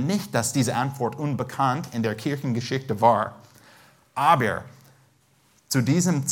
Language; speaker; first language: German; non-native, fluent; English